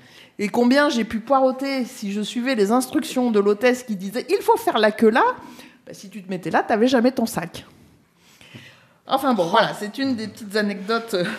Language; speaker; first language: French; native; French